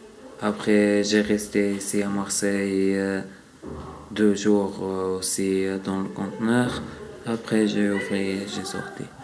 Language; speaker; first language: French; non-native, learner; Arabic